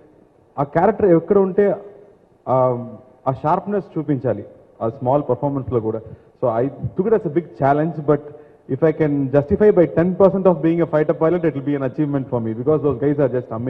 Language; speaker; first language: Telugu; non-native, local second language; Tamil